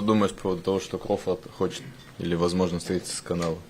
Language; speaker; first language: Russian; native; Russian